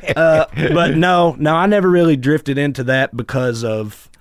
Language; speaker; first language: English; native; English